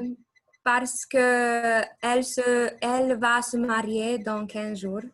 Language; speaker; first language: French; non-native, learner; Romanian